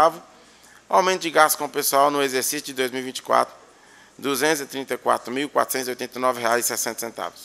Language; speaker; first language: Portuguese; native; Portuguese